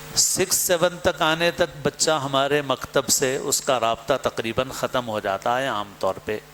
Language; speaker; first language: Urdu; native; Urdu